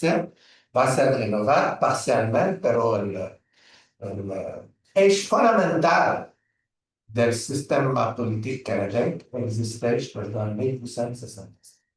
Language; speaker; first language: Spanish; non-native, fluent; French